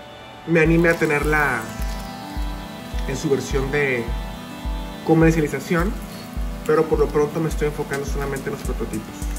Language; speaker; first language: Spanish; native; Spanish